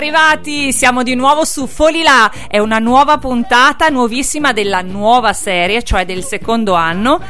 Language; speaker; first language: Italian; native; Italian